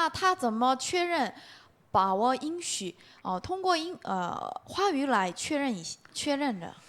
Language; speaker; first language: Chinese; non-native, learner; Korean